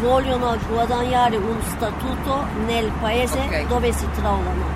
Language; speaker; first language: Italian; non-native, fluent; Turkish